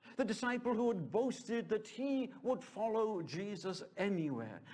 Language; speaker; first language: English; native; English